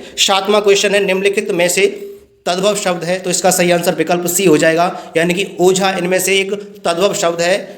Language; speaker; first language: Hindi; native; Hindi